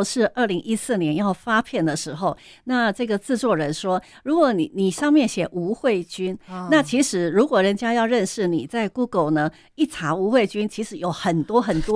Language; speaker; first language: Chinese; non-native, local second language; Min Nan Chinese